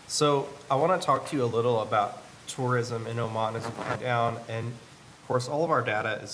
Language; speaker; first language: English; native; English